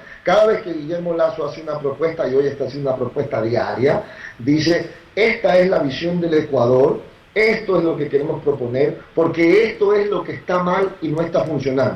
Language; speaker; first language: Spanish; native; Spanish